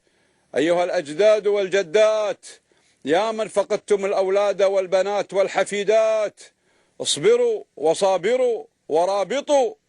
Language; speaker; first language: Arabic; native; Arabic